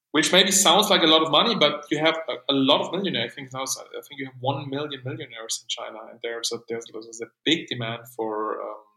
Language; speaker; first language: English; non-native, fluent; German